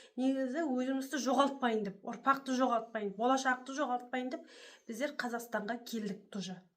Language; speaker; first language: Kazakh; early bilingual, heritage; Kazakh